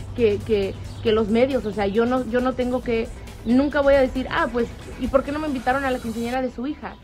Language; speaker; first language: Spanish; early bilingual, heritage; Spanish